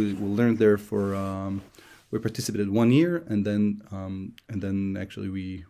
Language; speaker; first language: English; non-native, fluent; Hebrew